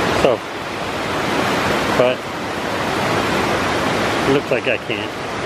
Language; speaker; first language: English; native; English